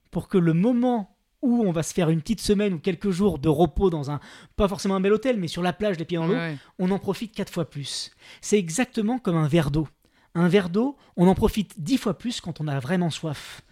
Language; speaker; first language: French; native; French